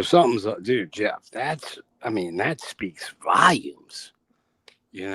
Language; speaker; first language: English; native; English